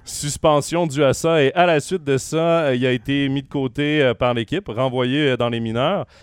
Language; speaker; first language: French; native; French